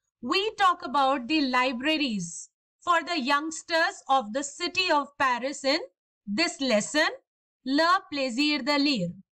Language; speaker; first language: English; non-native, local second language; Hindi